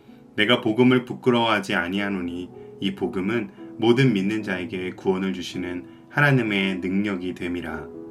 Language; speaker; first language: Korean; native; Korean